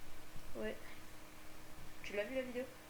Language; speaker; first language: French; native; French